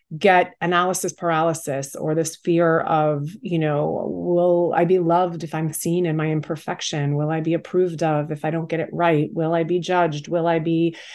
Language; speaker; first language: English; native; English